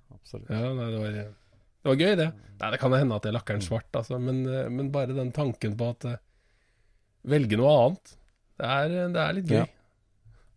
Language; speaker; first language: Norwegian; native; Norwegian